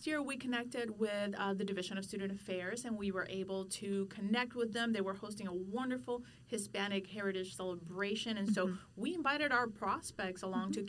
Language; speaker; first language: English; non-native, fluent; Spanish